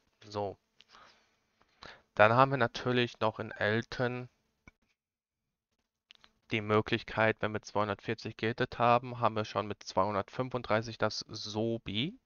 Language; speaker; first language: German; native; German